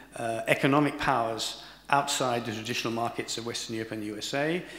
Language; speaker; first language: English; native; English